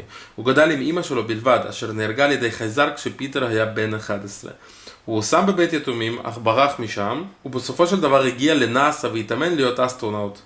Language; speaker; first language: Hebrew; native; Hebrew